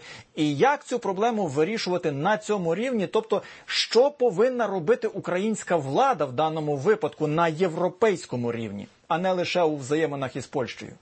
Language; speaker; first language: Ukrainian; native; Ukrainian